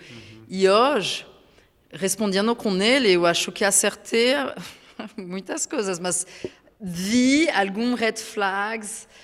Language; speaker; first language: Portuguese; non-native, fluent; French